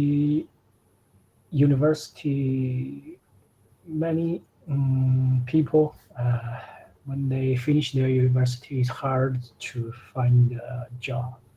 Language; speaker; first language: English; non-native, learner; Chinese